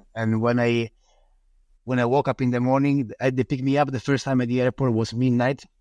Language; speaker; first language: English; non-native, fluent; Italian